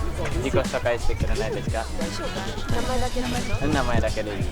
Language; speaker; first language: Japanese; non-native, learner; Indonesian